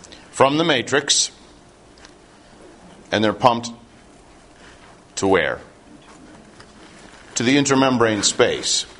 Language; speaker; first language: English; native; English